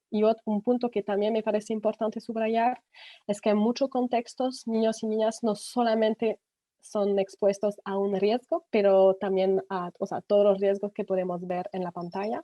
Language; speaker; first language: Spanish; non-native, fluent; French